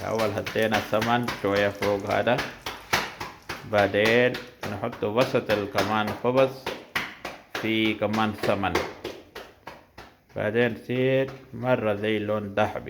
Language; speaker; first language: Arabic; non-native, learner; Urdu